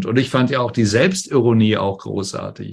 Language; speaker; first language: German; native; German